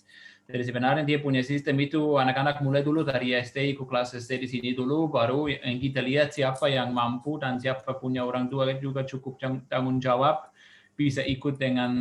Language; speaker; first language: Indonesian; non-native, fluent; Swiss German